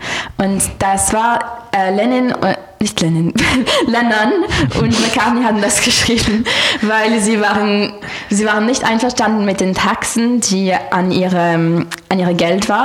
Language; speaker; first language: German; non-native, learner; French